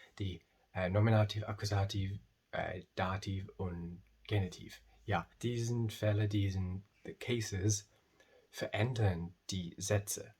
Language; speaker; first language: German; non-native, learner; English